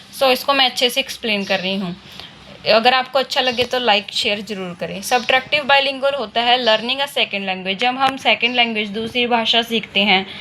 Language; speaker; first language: Hindi; native; Hindi